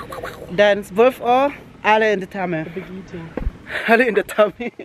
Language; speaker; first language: German; non-native, learner; Filipino